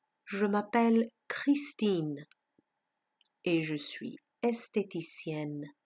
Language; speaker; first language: French; non-native, fluent; Persian